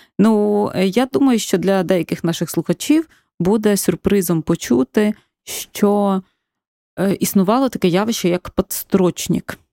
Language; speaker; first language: Ukrainian; native; Ukrainian